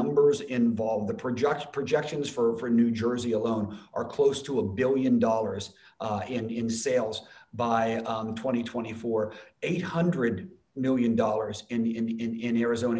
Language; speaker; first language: English; native; English